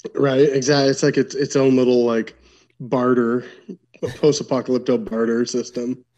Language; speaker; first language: English; native; English